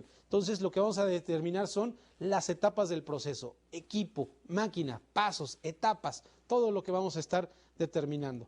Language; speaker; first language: Spanish; native; Spanish